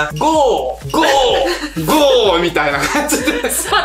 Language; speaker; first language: Japanese; early bilingual, other home language; Russian